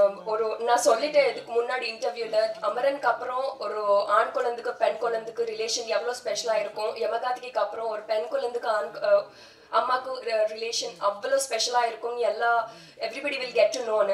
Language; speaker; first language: Tamil; non-native, fluent; Telugu